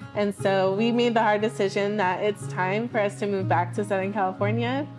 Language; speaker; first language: English; native; English